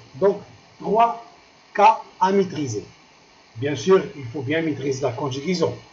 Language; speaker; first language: French; non-native, local second language; Arabic